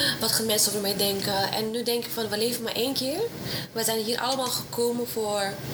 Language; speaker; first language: Dutch; non-native, fluent; Russian